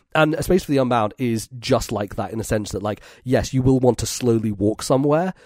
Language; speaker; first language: English; native; English